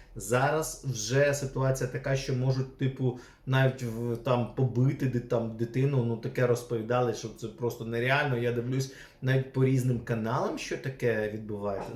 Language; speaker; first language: Ukrainian; non-native, local second language; Russian